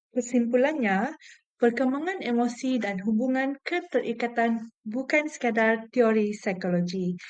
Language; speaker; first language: Malay; non-native, local second language; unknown